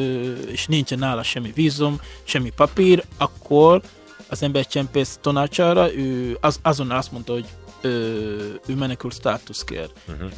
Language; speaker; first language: Hungarian; non-native, fluent; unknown